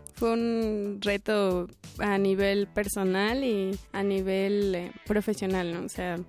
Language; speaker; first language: Spanish; native; Spanish